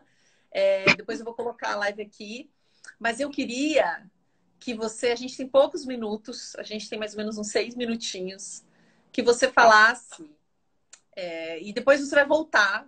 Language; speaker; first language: Portuguese; native; Portuguese